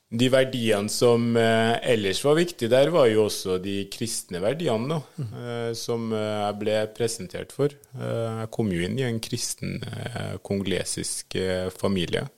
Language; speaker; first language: Norwegian; early bilingual, other home language; Swahili